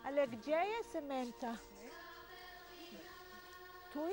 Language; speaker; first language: Polish; early bilingual, heritage; Hebrew